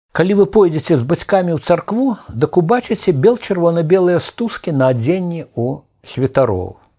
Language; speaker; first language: Belarusian; native; Belarusian